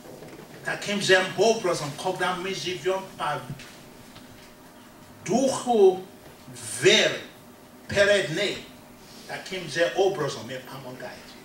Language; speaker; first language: Russian; non-native, fluent; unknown